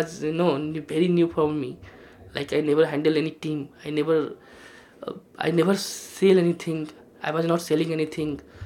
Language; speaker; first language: English; non-native, local second language; Hindi